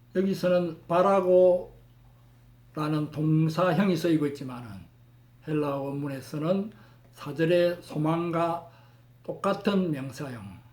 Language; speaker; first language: Korean; native; Korean